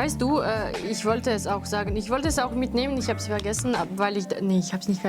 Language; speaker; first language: German; non-native, fluent; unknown